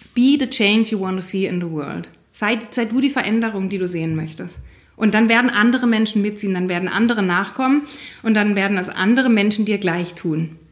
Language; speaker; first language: German; native; German